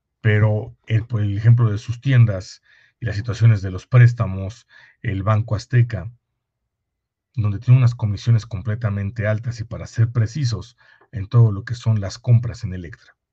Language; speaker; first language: Spanish; native; Spanish